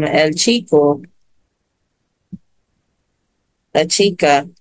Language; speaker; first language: Spanish; non-native, learner; Filipino